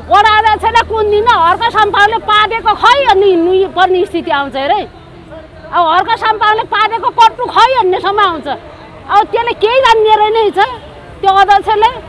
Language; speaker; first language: Nepali; non-native, local second language; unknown